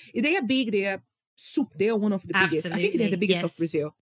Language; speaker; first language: English; non-native, fluent; Portuguese